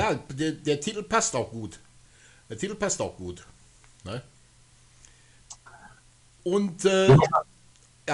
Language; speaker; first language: German; native; German